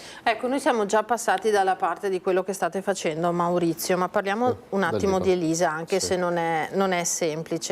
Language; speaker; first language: Italian; native; Italian